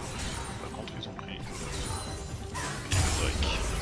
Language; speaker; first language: French; native; French